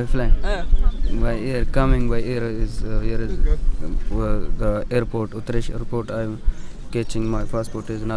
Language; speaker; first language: English; non-native, learner; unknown